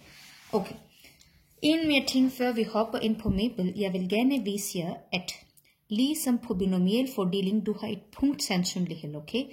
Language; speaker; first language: Danish; non-native, learner; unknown